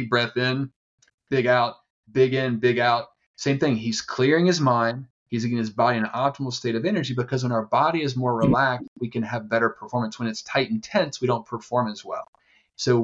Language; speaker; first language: English; native; English